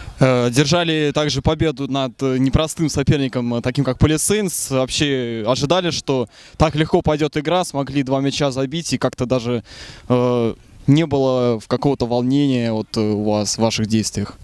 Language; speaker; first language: Russian; native; Russian